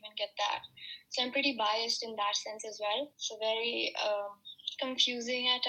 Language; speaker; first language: English; non-native, local second language; Urdu